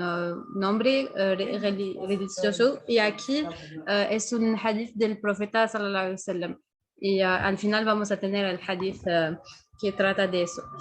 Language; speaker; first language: Spanish; non-native, fluent; French